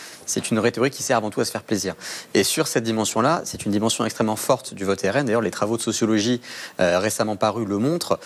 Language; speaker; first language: French; native; French